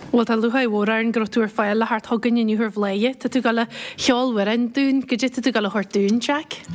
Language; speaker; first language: Irish; native; Irish